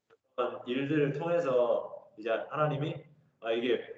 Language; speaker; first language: Korean; native; Korean